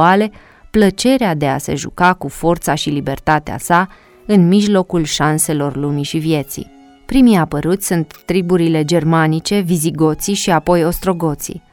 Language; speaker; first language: Romanian; native; Romanian